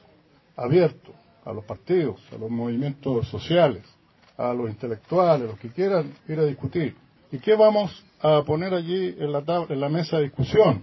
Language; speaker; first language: Spanish; native; Spanish